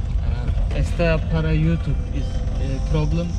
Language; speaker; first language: Spanish; non-native, learner; Turkish